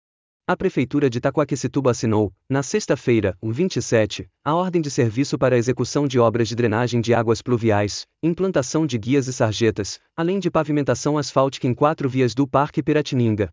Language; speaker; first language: Portuguese; native; Portuguese